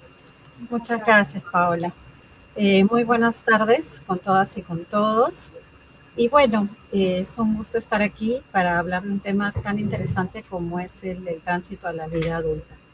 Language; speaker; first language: Spanish; native; Spanish